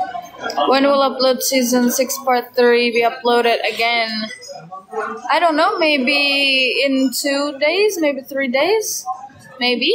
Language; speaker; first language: English; non-native, fluent; Turkish